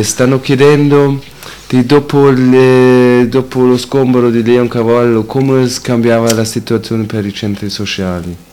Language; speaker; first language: Italian; native; Italian